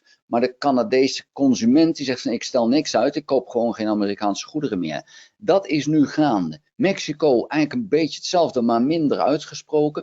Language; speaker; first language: Dutch; native; Dutch